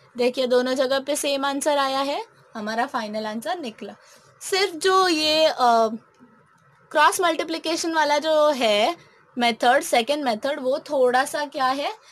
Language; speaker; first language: Hindi; non-native, local second language; Marathi